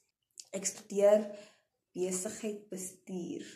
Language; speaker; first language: Afrikaans; non-native, local second language; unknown